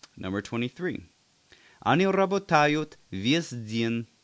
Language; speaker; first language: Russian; non-native, learner; English